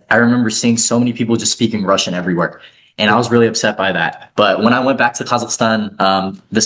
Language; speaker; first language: English; early bilingual, other home language; Kazakh